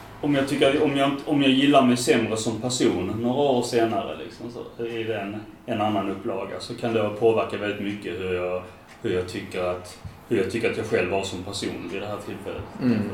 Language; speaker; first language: Swedish; native; Swedish